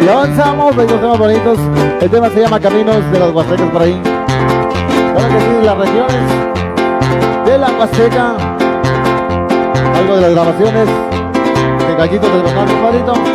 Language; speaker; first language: Spanish; native; Spanish